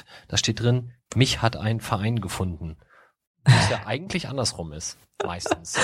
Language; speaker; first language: German; native; German